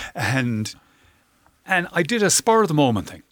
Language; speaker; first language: English; native; English